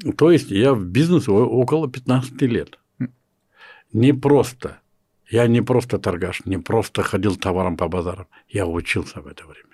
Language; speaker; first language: Russian; non-native, local second language; Kyrgyz